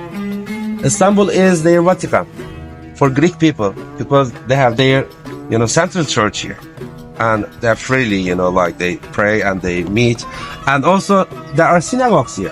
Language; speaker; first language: English; non-native, fluent; Turkish